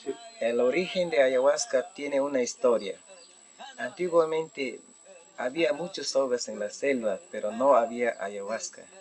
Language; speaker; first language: Spanish; non-native, local second language; Shipibo-Conibo